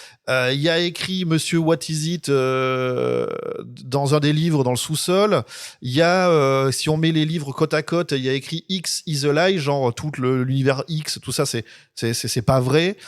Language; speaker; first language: French; native; French